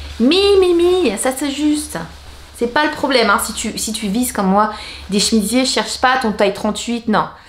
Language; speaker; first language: French; native; French